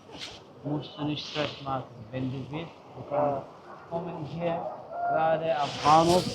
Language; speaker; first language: German; non-native, learner; Amharic